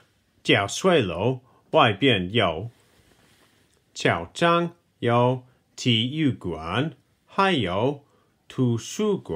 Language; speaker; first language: Chinese; non-native, fluent; English